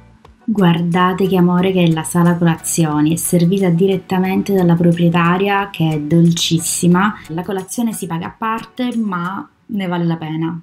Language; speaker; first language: Italian; native; Italian